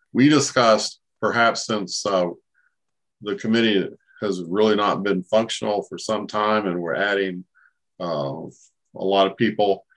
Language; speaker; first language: English; native; English